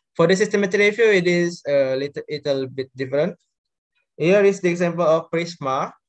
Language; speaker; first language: English; non-native, learner; Indonesian